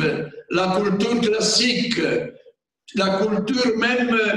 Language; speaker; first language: French; non-native, fluent; Italian